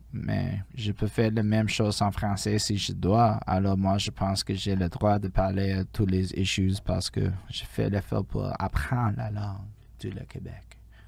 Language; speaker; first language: French; non-native, fluent; English